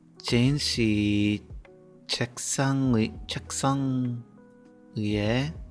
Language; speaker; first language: Korean; non-native, learner; English